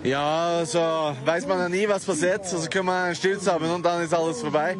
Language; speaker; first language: German; non-native, fluent; Norwegian